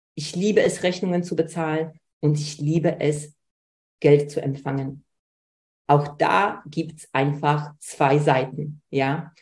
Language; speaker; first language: German; early bilingual, other home language; Polish